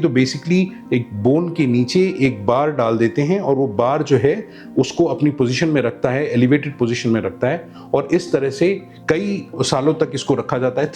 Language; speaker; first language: Hindi; native; Hindi